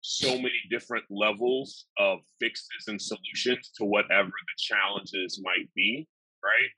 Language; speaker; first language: English; native; English